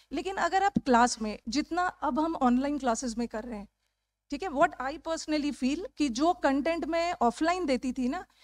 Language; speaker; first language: Hindi; native; Hindi